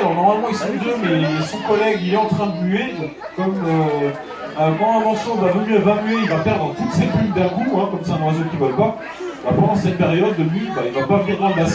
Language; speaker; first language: French; native; French